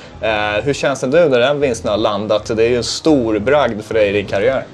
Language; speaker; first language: Swedish; native; Swedish